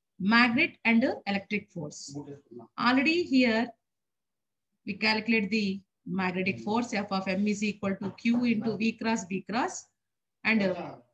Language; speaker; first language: English; non-native, local second language; Telugu